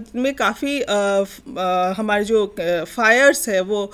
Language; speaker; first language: Hindi; non-native, local second language; Bangla